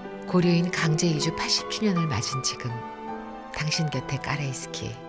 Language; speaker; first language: Korean; native; Korean